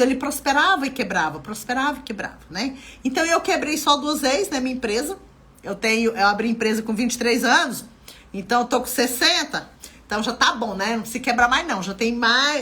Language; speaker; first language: Portuguese; native; Portuguese